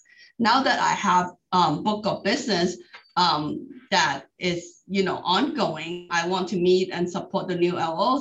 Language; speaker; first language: English; non-native, local second language; Cantonese